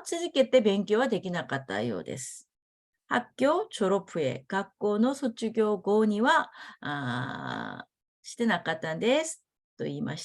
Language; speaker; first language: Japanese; non-native, fluent; Korean